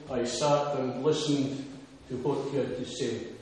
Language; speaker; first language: English; native; English